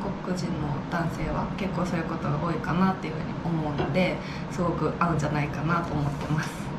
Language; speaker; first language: Japanese; native; Japanese